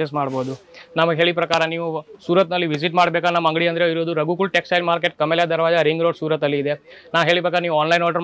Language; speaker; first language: Kannada; non-native, fluent; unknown